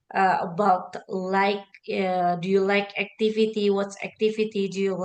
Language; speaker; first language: English; non-native, learner; Indonesian